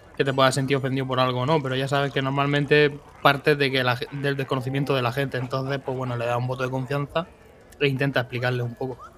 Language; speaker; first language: Spanish; native; Spanish